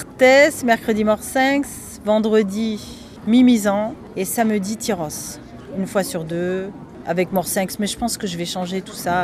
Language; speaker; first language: French; early bilingual, other home language; Spanish